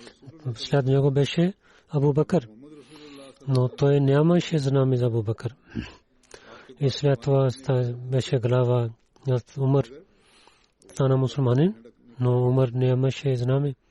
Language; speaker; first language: Bulgarian; non-native, learner; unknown